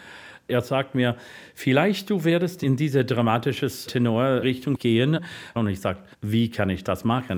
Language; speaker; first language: German; non-native, fluent; English